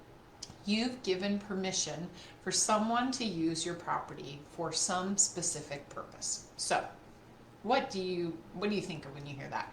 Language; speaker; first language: English; native; English